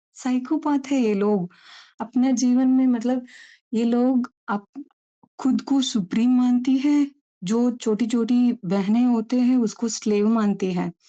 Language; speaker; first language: Hindi; non-native, local second language; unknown